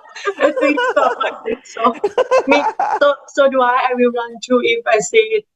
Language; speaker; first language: English; non-native, learner; Thai